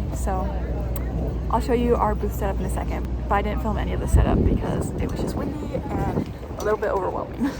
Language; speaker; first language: English; native; English